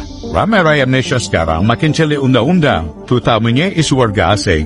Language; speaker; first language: Malay; native; Malay